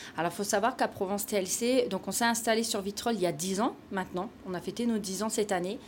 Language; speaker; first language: French; native; French